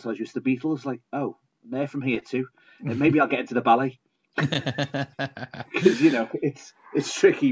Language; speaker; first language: English; native; English